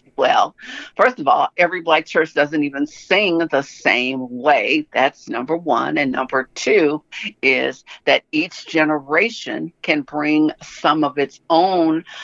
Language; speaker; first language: English; native; English